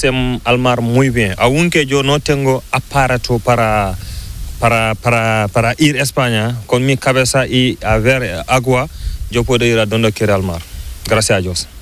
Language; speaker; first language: Spanish; non-native, learner; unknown